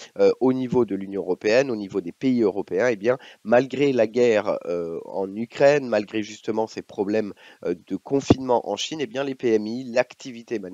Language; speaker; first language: French; native; French